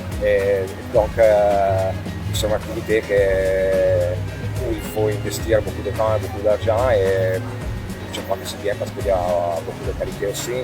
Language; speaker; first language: French; non-native, fluent; Italian